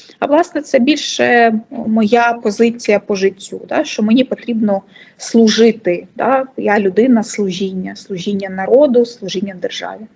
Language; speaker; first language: Ukrainian; non-native, local second language; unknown